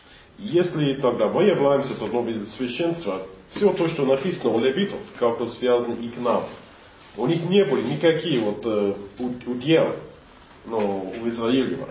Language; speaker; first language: Russian; non-native, fluent; English